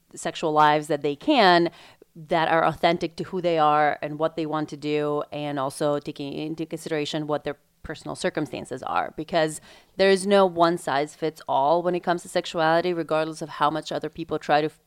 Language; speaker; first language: English; non-native, fluent; Macedonian